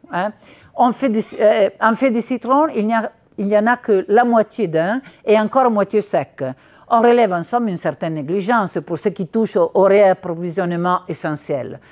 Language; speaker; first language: French; non-native, fluent; Italian